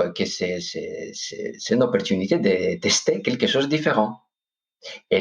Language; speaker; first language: French; non-native, fluent; Greek